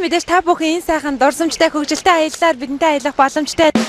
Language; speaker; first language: Mongolian; native; Mongolian